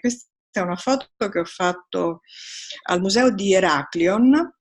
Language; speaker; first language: Italian; native; Italian